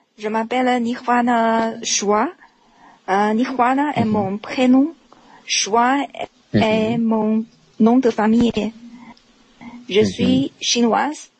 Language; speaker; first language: French; non-native, learner; Chinese